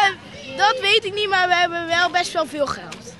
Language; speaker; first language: Dutch; native; Dutch